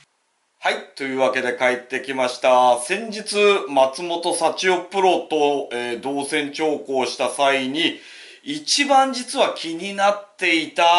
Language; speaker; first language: Japanese; native; Japanese